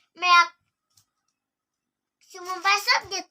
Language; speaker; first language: Hindi; non-native, local second language; Assamese